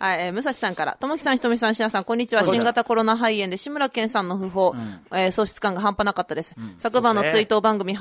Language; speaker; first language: Japanese; native; Japanese